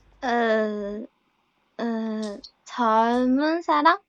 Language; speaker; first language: Korean; non-native, learner; Chinese